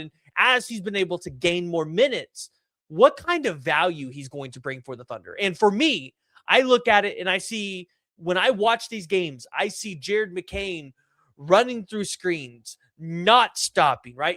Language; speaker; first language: English; native; English